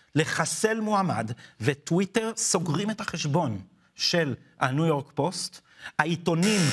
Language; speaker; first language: Hebrew; native; Hebrew